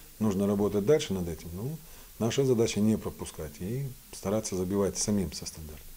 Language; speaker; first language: Russian; native; Russian